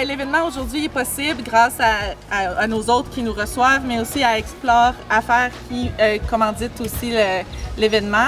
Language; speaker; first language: French; native; French